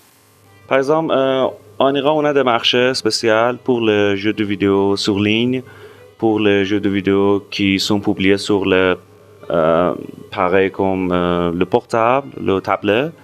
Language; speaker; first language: French; non-native, fluent; Persian